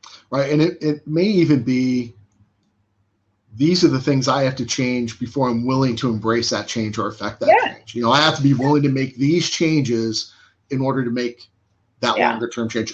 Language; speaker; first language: English; native; English